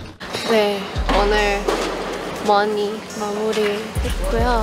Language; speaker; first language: Korean; non-native, fluent; Thai